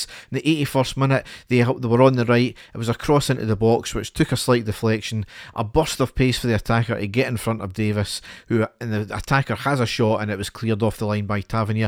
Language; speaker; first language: English; native; English